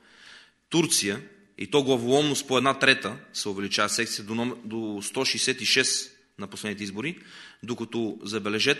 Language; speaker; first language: Bulgarian; native; Bulgarian